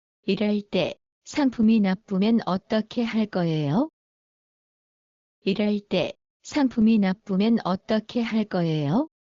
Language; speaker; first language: Korean; non-native, learner; Bangla